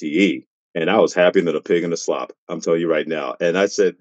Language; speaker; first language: English; native; English